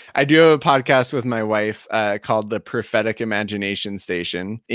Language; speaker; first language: English; native; English